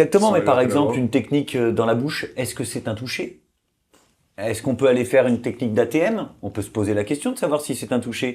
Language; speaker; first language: French; native; French